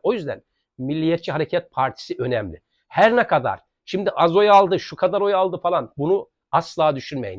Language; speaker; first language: Turkish; native; Turkish